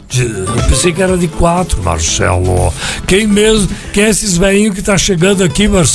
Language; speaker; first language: Portuguese; native; Portuguese